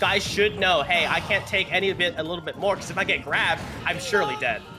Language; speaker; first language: English; native; English